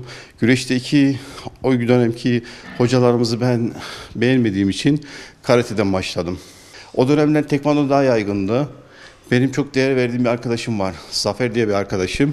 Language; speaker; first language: Turkish; native; Turkish